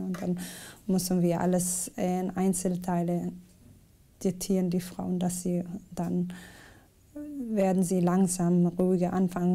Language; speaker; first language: German; non-native, learner; Somali